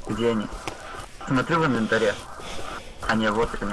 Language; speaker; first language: Russian; native; Russian